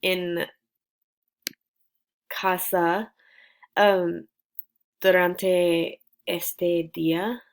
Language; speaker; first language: Spanish; non-native, learner; English